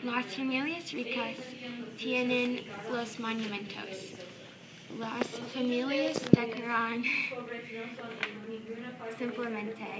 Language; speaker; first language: Spanish; non-native, learner; English